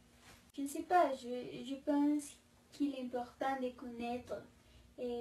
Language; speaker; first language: French; non-native, learner; Spanish